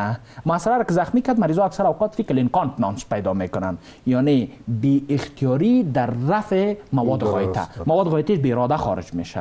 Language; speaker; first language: Persian; native; Persian